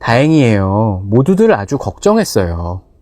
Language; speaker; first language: Korean; native; Korean